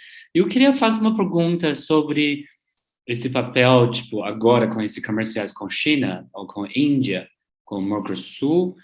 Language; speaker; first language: Portuguese; non-native, learner; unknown